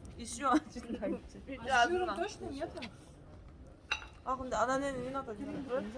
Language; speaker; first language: Russian; non-native, learner; Korean